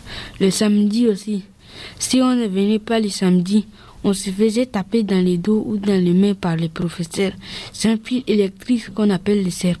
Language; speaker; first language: French; early bilingual, other home language; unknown